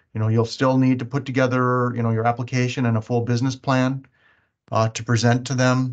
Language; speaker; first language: English; native; English